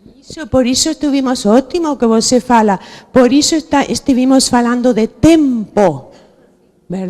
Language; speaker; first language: Portuguese; non-native, fluent; Spanish